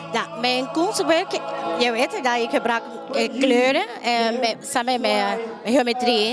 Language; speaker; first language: Dutch; non-native, learner; Spanish